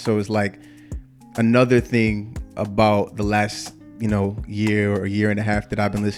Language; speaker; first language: English; native; English